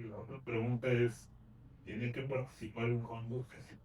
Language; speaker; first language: Spanish; native; Spanish